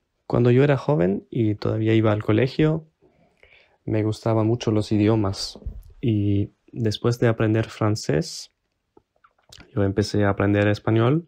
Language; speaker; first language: Spanish; non-native, fluent; German